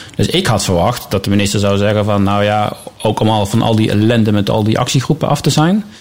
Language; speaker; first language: Dutch; native; Dutch